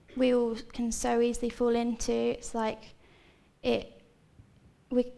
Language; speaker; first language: English; native; English